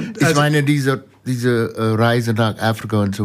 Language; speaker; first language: German; non-native, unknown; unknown